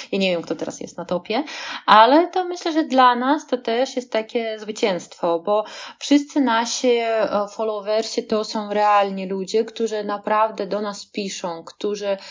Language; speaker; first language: Polish; non-native, fluent; Russian